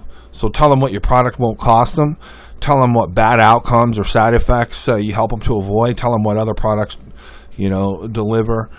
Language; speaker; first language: English; native; English